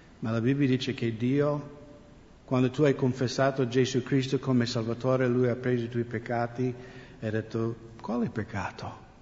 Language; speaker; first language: Italian; non-native, fluent; English